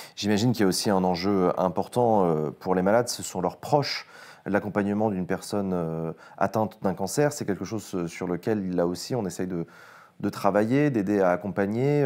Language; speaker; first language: French; native; French